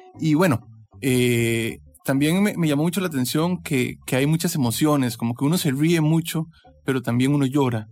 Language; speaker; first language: Spanish; native; Spanish